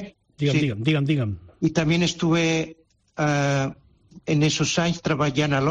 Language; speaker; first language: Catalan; non-native, local second language; Spanish